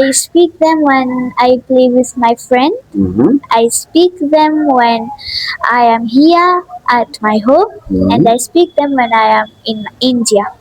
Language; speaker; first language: English; non-native, local second language; Kachhi